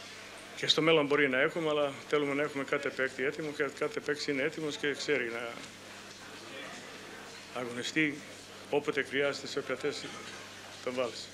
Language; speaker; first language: Greek; non-native, fluent; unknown